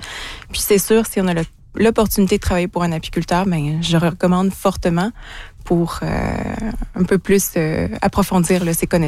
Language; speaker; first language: French; native; French